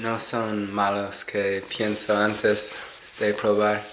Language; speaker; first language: Spanish; non-native, learner; English